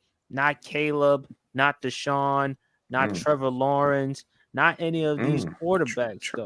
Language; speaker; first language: English; native; English